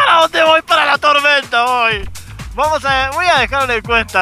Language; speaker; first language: Spanish; native; Spanish